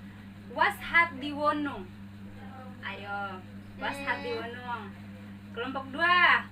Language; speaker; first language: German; non-native, learner; Indonesian